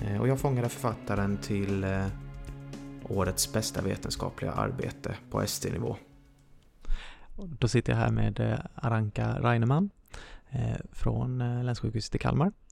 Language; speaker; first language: Swedish; native; Swedish